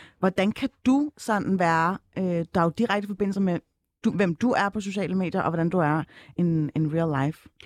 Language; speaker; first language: Danish; early bilingual, other home language; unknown